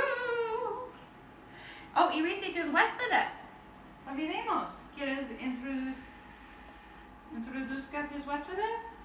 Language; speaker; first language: Spanish; non-native, learner; English